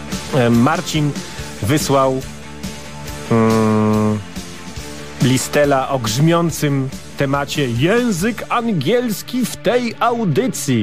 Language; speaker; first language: Polish; native; Polish